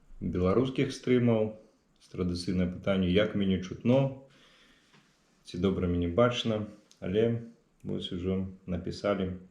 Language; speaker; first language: Belarusian; native; Belarusian